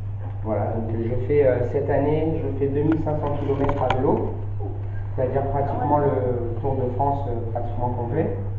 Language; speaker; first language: French; native; French